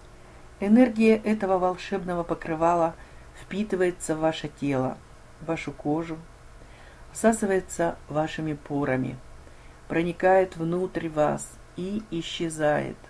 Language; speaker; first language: Russian; native; Russian